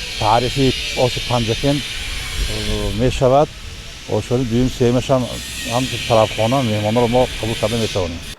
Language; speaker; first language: Tajik; native; Tajik